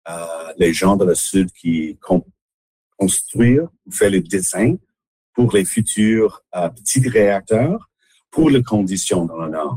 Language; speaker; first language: French; non-native, local second language; English